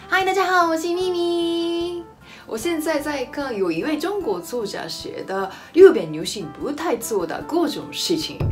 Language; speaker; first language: Chinese; non-native, fluent; Japanese